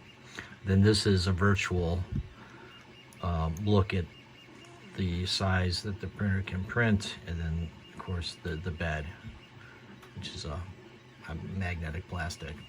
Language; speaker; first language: English; native; English